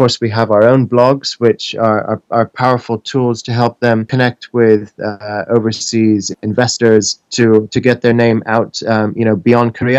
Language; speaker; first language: English; native; English